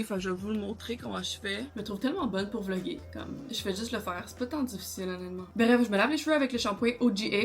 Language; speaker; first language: French; native; French